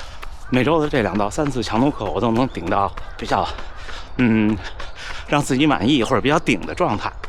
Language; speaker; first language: Chinese; native; Chinese